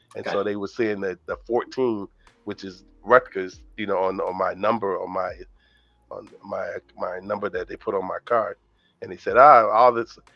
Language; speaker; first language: English; native; English